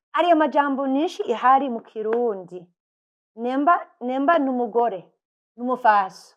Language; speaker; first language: Rundi; non-native, fluent; English